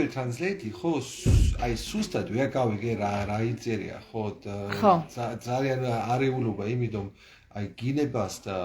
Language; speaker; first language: Georgian; early bilingual, heritage; Georgian